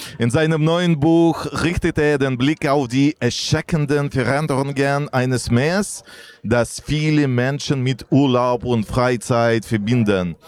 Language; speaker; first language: German; non-native, fluent; Russian